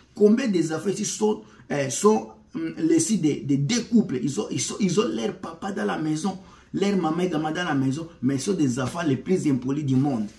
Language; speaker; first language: French; non-native, local second language; Lingala